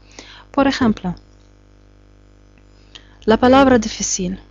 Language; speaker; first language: Spanish; non-native, learner; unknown